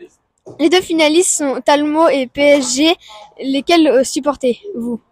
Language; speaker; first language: French; native; French